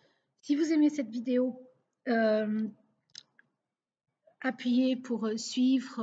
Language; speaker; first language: French; non-native, local second language; Portuguese